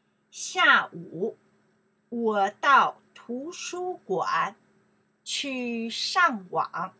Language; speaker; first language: Chinese; non-native, learner; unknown